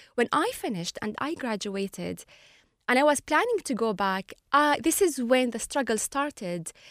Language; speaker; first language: English; non-native, fluent; Arabic